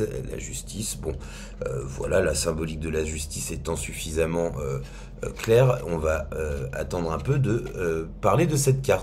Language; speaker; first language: French; native; French